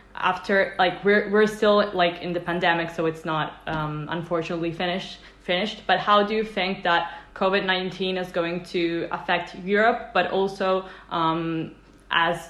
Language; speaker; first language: English; non-native, fluent; Italian